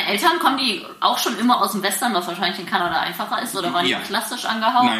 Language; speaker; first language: German; native; German